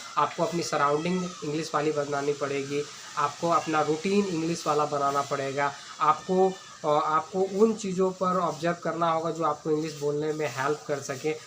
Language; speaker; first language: Hindi; native; Hindi